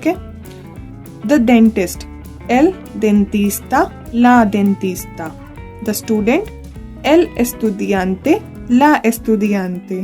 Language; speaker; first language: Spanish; non-native, learner; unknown